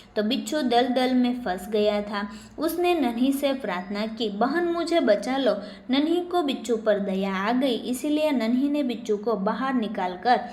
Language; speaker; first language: Hindi; non-native, local second language; Gujarati